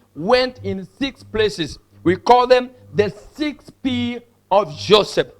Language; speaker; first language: English; non-native, local second language; Swahili